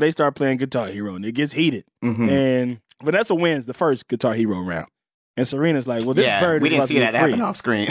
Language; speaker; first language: English; native; English